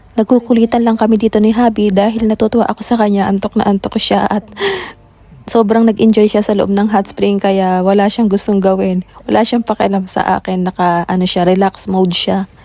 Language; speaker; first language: Filipino; native; Filipino